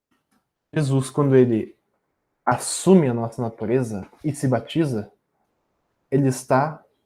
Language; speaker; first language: Portuguese; native; Portuguese